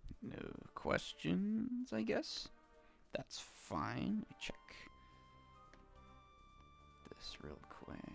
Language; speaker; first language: English; native; English